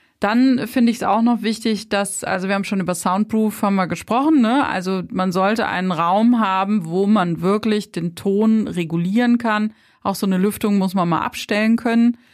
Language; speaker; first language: German; native; German